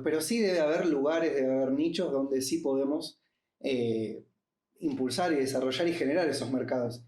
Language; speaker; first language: Spanish; native; Spanish